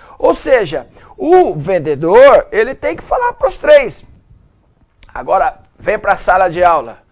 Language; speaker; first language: Portuguese; native; Portuguese